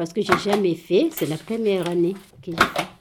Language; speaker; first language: French; non-native, learner; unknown